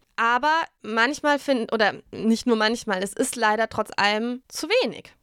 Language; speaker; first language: German; native; German